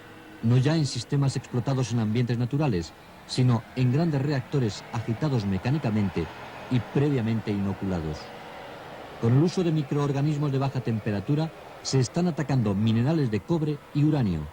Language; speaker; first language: Spanish; native; Spanish